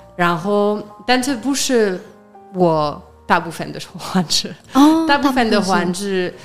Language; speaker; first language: Chinese; non-native, fluent; French